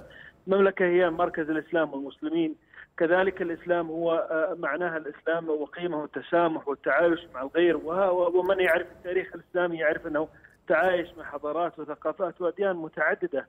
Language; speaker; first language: Arabic; native; Arabic